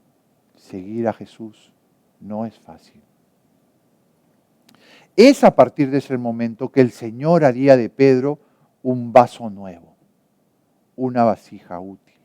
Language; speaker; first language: Spanish; native; Spanish